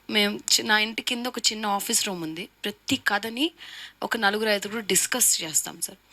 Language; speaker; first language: Telugu; native; Telugu